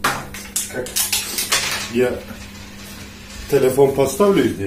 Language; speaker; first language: Russian; non-native, learner; Turkish